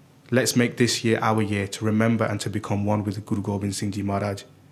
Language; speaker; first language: English; native; English